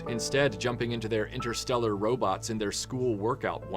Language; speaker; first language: English; native; English